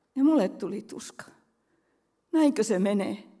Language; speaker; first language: Finnish; native; Finnish